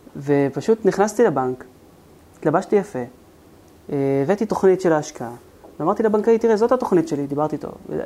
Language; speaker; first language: Hebrew; native; Hebrew